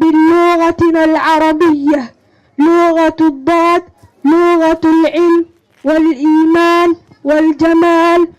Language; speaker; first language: Arabic; non-native, learner; Somali